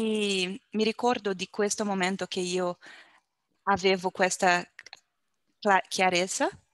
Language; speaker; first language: Italian; non-native, learner; Portuguese